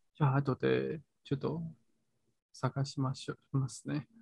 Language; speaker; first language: Japanese; non-native, learner; Chinese